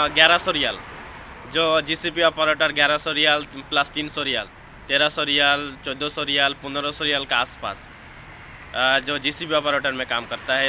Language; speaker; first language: Hindi; non-native, local second language; Bangla